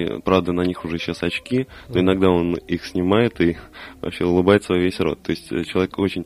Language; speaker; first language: Russian; native; Russian